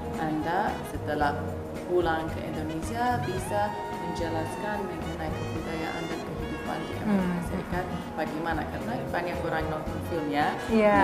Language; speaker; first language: Indonesian; non-native, fluent; English